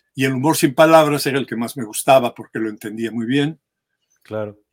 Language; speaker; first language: Spanish; native; Spanish